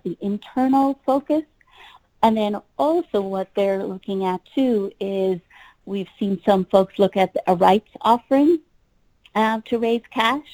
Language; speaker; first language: English; native; English